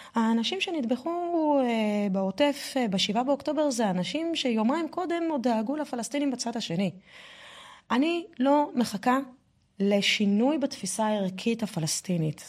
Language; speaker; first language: Hebrew; non-native, fluent; French